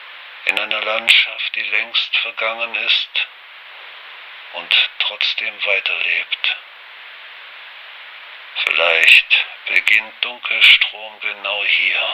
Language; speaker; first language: German; native; German